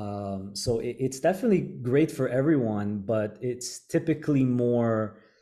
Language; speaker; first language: English; native; English